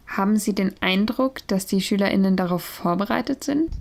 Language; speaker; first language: German; native; German